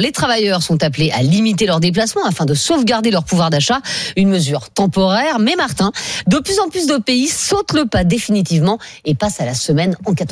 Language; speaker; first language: French; native; French